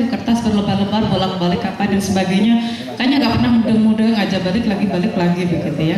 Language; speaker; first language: Indonesian; native; Indonesian